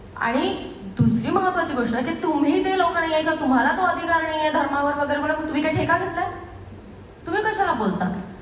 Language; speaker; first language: Marathi; native; Marathi